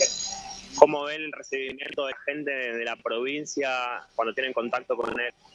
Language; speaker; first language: Spanish; native; Spanish